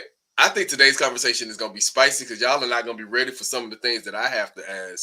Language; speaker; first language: English; native; English